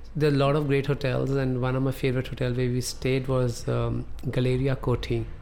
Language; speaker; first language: English; non-native, local second language; Punjabi